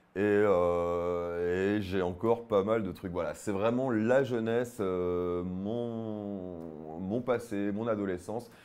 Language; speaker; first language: French; native; French